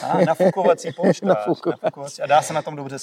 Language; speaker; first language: Czech; native; Czech